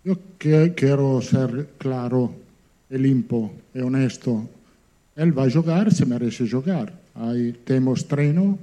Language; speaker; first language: Portuguese; non-native, learner; Italian